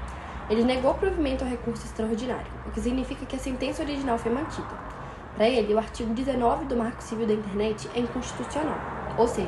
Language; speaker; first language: Portuguese; native; Portuguese